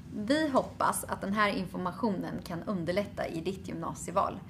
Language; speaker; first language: Swedish; native; Swedish